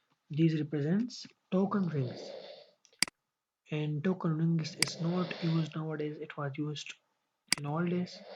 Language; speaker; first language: English; non-native, local second language; Urdu